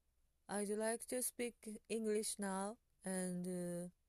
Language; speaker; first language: English; non-native, learner; Japanese